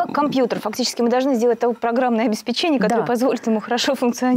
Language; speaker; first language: Russian; native; Russian